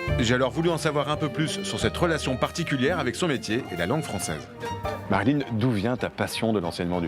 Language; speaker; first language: French; native; French